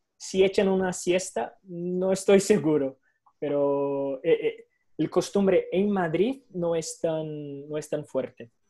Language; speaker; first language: Spanish; non-native, fluent; Portuguese